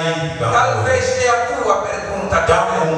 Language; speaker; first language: Portuguese; non-native, fluent; Lingala